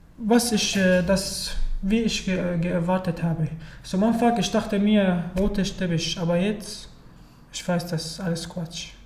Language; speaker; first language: German; non-native, learner; Arabic